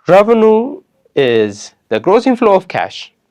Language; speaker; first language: English; non-native, local second language; Amharic